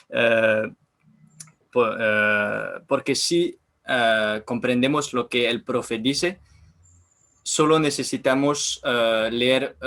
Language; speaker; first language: Spanish; non-native, learner; French